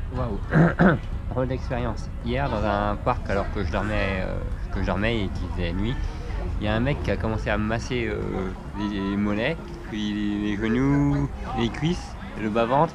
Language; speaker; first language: French; native; French